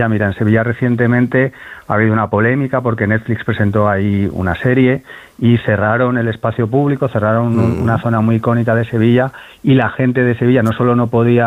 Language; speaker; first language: Spanish; native; Spanish